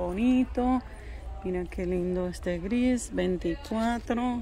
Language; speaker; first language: Spanish; early bilingual, heritage; Spanish